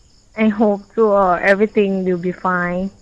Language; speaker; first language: English; non-native, learner; Thai